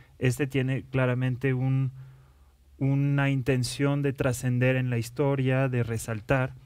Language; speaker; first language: Spanish; non-native, fluent; French